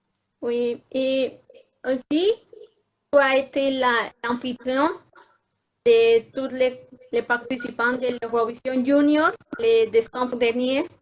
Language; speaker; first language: French; non-native, learner; Spanish